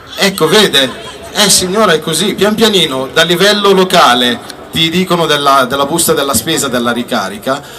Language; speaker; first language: Italian; native; Italian